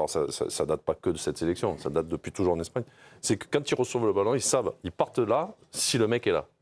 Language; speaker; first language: French; native; French